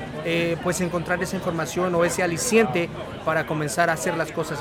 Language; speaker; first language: Spanish; native; Spanish